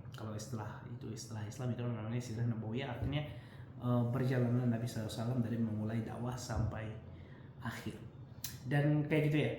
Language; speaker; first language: Indonesian; non-native, fluent; Arabic